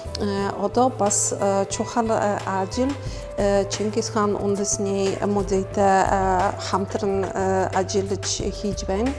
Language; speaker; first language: Mongolian; non-native, fluent; Polish